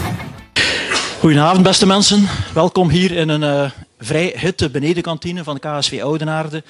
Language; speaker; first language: Dutch; native; Dutch